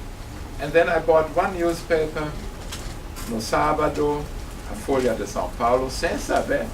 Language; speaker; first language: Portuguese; non-native, fluent; German